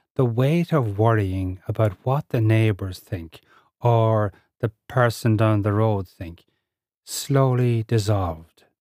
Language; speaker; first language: English; native; English